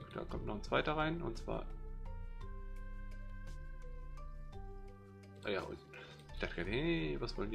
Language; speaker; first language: German; native; German